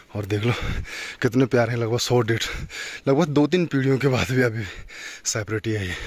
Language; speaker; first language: Hindi; native; Hindi